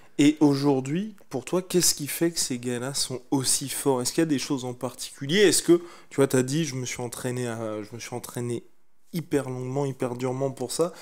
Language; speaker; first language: French; native; French